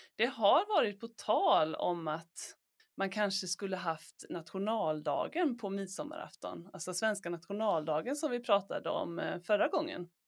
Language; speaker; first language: Swedish; native; Swedish